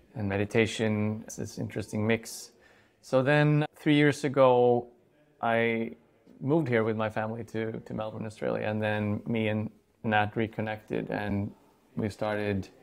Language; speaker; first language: English; non-native, fluent; Swedish